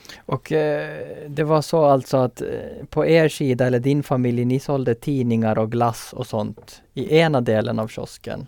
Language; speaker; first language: Swedish; native; Swedish